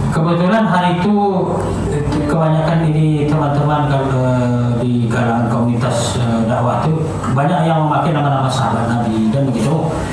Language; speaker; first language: Indonesian; non-native, local second language; Minangkabau